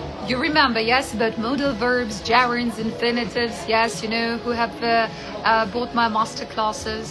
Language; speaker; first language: English; non-native, fluent; Ukrainian